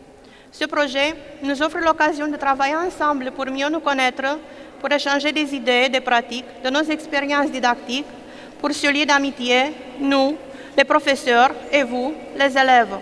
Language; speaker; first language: French; non-native, fluent; Romanian